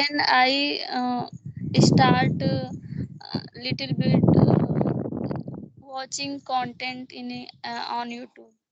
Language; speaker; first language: English; non-native, learner; Hindi